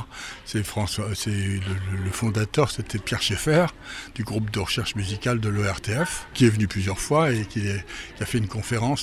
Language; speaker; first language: French; native; French